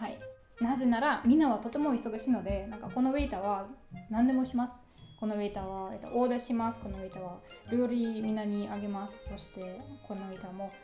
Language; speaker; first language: Japanese; non-native, learner; German